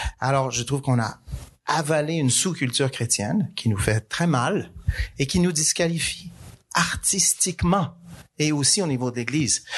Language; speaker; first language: French; native; French